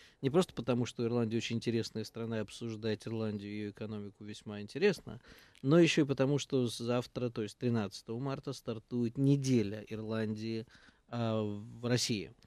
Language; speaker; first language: Russian; native; Russian